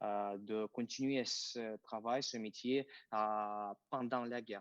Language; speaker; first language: French; non-native, fluent; Russian